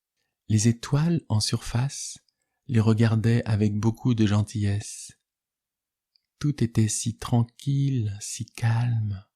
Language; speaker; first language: French; native; French